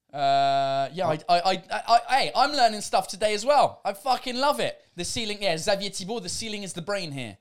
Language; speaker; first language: English; native; English